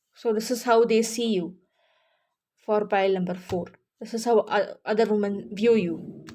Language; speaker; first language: English; non-native, local second language; Tamil